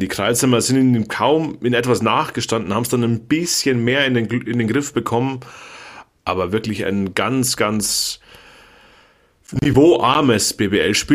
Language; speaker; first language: German; native; German